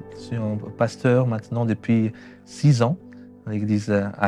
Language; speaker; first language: French; non-native, fluent; Portuguese